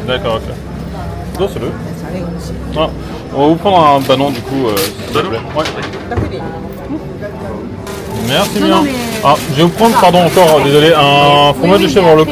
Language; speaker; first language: French; non-native, fluent; Japanese